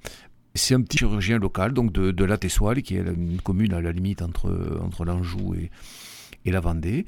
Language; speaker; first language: French; native; French